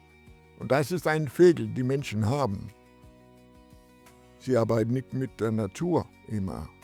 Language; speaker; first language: German; non-native, learner; Danish